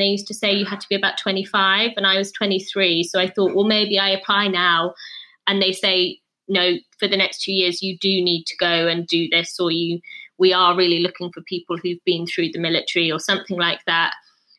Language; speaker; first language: English; native; English